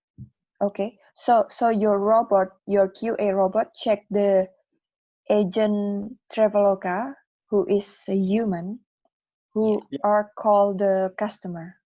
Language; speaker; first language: English; non-native, fluent; Indonesian